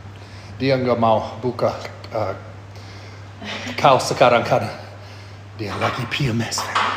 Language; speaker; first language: Indonesian; non-native, fluent; English